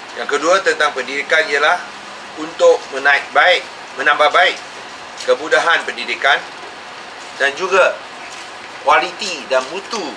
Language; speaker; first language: Malay; non-native, local second language; Min Nan Chinese